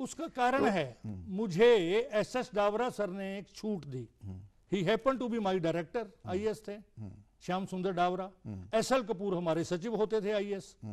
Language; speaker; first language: Hindi; non-native, local second language; Punjabi